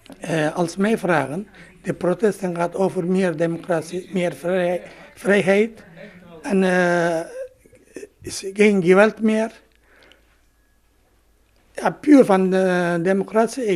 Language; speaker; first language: Dutch; non-native, learner; Turkish